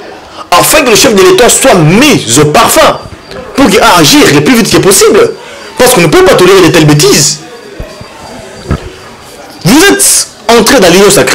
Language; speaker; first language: French; non-native, local second language; Lingala